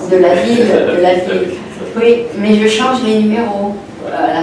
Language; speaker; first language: French; non-native, fluent; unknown